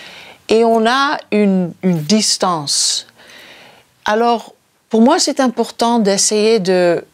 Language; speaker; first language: French; non-native, fluent; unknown